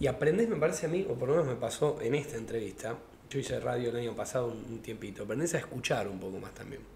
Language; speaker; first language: Spanish; native; Spanish